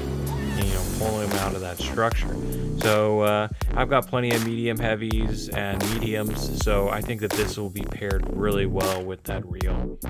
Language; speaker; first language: English; native; English